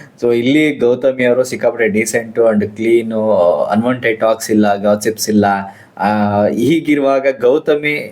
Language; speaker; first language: Kannada; native; Kannada